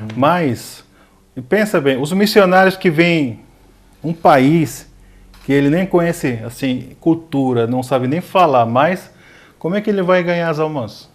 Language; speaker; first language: Portuguese; non-native, fluent; Korean